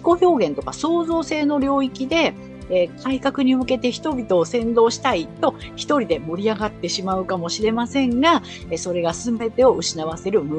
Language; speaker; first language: Japanese; native; Japanese